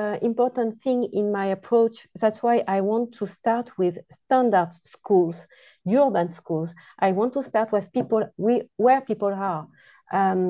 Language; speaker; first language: English; non-native, fluent; French